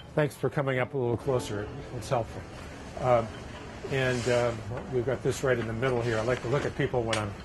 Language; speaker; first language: English; native; English